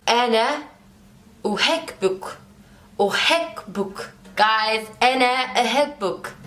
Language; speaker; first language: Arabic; non-native, learner; English